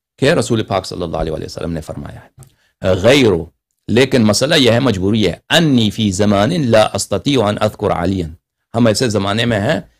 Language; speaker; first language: Urdu; non-native, local second language; Persian